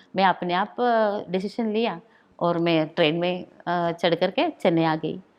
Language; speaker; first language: Hindi; non-native, local second language; Malayalam